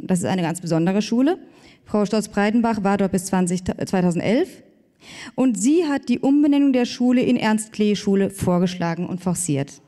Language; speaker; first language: German; native; German